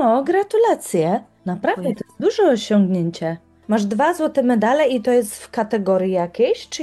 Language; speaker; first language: Polish; native; Polish